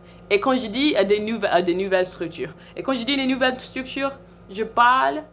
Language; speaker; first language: French; non-native, fluent; English